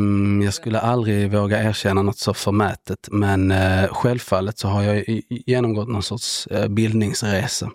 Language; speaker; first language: Swedish; native; Swedish